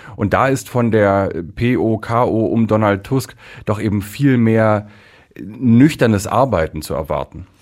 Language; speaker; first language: German; native; German